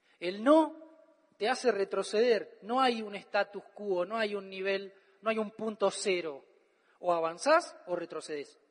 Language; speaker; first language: Spanish; native; Spanish